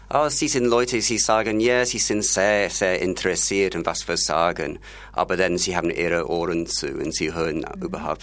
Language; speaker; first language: German; non-native, fluent; English